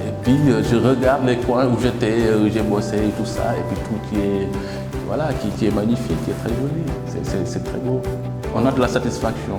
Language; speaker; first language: French; native; French